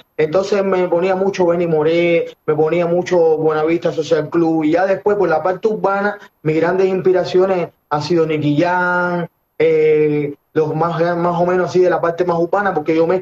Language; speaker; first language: Spanish; native; Spanish